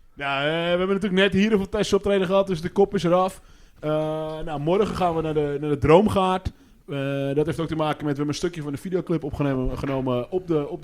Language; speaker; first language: Dutch; native; Dutch